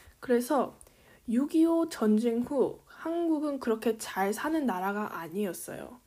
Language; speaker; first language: Korean; early bilingual, heritage; Korean